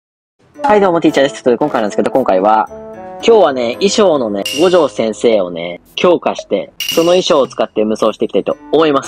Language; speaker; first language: Japanese; native; Japanese